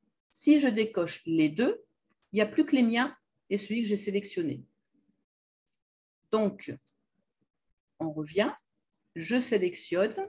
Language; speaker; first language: French; native; French